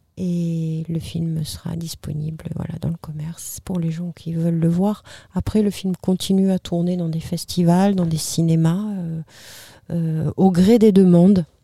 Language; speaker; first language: French; native; French